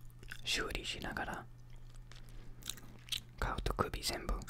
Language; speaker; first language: Japanese; non-native, learner; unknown